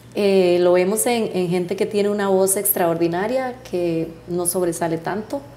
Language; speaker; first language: Spanish; native; Spanish